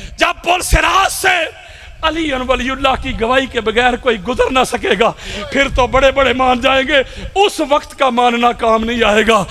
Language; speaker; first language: Urdu; non-native, local second language; Punjabi